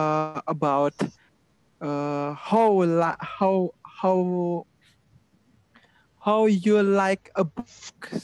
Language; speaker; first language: English; non-native, learner; Indonesian